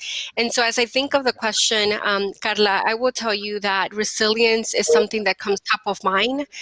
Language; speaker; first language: English; early bilingual, other home language; Spanish